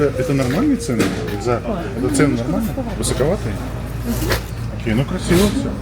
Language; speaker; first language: Russian; native; Russian